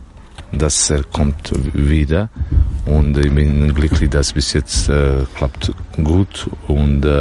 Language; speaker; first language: German; non-native, learner; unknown